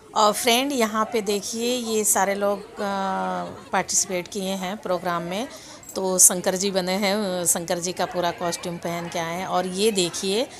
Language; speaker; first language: Hindi; native; Hindi